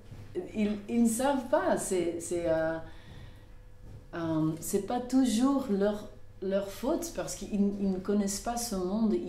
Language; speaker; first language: French; non-native, local second language; Dutch